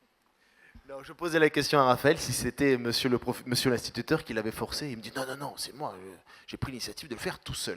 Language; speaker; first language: French; native; French